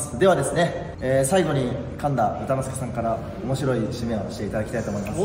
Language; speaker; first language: Japanese; native; Japanese